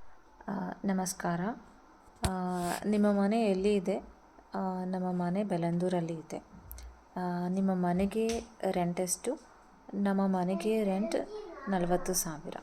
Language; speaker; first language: Kannada; non-native, learner; Telugu